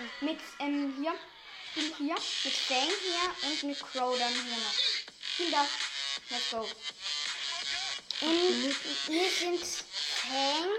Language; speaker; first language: German; native; German